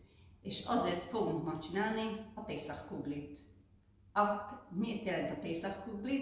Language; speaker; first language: Hungarian; early bilingual, heritage; Hungarian